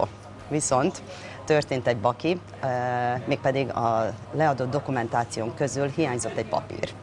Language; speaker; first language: Hungarian; native; Hungarian